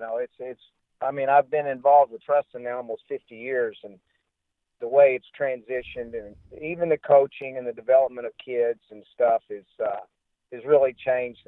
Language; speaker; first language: English; native; English